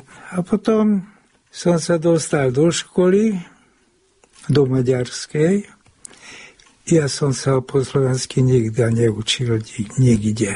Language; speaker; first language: Slovak; non-native, local second language; Hungarian